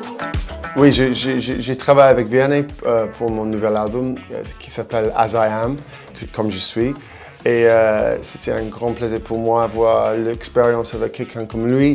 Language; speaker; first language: French; non-native, fluent; English